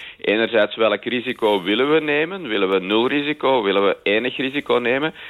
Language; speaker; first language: Dutch; native; Dutch